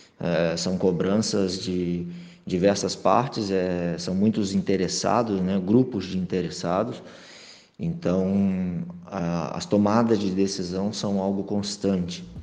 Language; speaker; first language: Portuguese; native; Portuguese